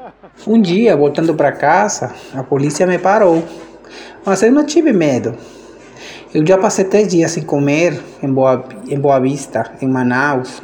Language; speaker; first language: Portuguese; non-native, fluent; Spanish